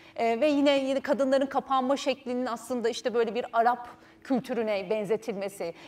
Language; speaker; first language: Turkish; native; Turkish